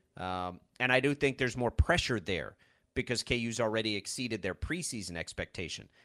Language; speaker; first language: English; native; English